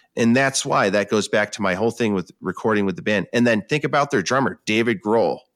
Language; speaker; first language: English; native; English